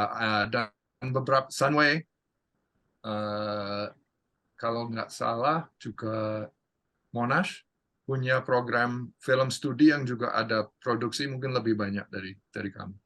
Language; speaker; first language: Indonesian; non-native, fluent; English